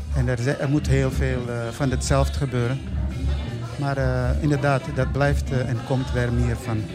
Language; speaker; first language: Dutch; non-native, fluent; Portuguese